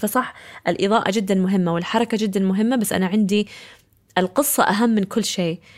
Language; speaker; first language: Arabic; early bilingual, heritage; Arabic